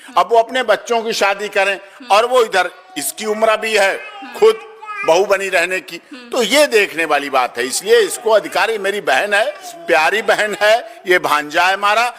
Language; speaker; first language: Hindi; native; Hindi